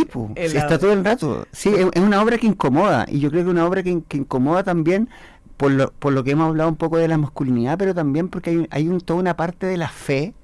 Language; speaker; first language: Spanish; native; Spanish